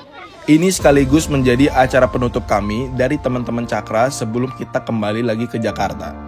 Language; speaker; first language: Indonesian; native; Indonesian